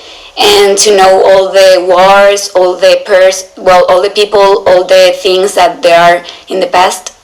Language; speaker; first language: English; non-native, learner; Spanish